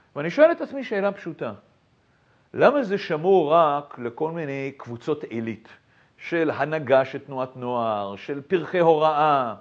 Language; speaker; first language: Hebrew; native; Hebrew